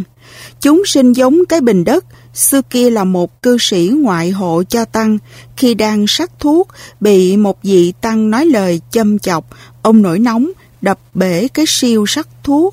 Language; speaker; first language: Vietnamese; native; Vietnamese